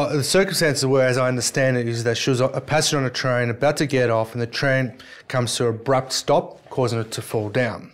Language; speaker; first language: English; native; English